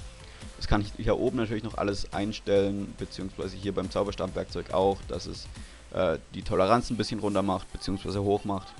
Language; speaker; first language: German; native; German